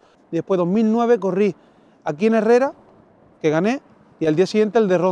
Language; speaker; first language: Spanish; native; Spanish